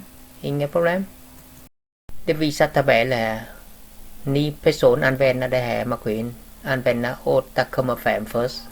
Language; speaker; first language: Swedish; non-native, learner; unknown